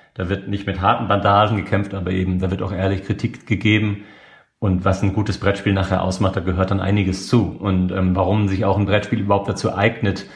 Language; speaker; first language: German; native; German